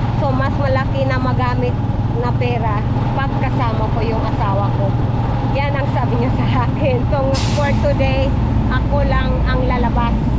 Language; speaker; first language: Filipino; non-native, local second language; Cebuano